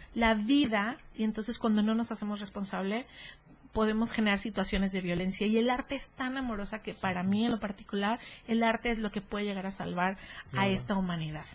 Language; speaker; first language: Spanish; native; Spanish